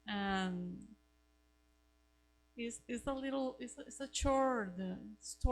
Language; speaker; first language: English; non-native, learner; Spanish